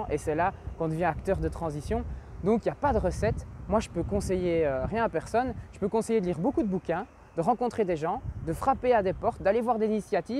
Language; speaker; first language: French; native; French